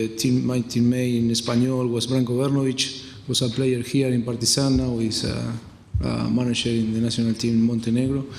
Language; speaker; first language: English; non-native, fluent; Spanish